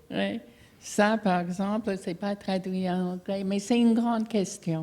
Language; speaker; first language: French; non-native, fluent; English